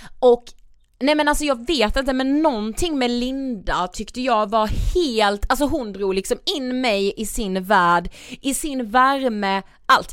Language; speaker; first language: Swedish; native; Swedish